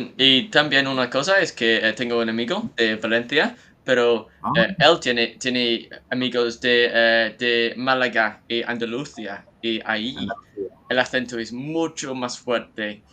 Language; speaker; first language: Spanish; non-native, learner; English